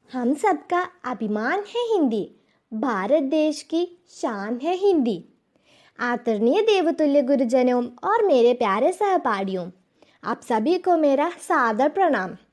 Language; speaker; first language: Hindi; non-native, local second language; Malayalam